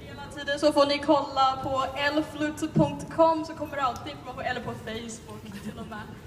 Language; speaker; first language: Swedish; non-native, fluent; Chinese